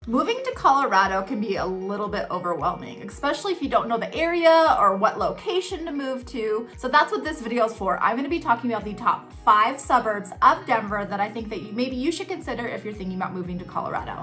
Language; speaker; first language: English; native; English